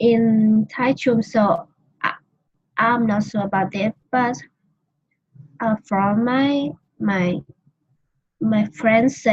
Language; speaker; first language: English; non-native, learner; Vietnamese